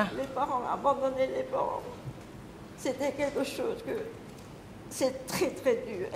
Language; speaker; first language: French; non-native, local second language; Khmer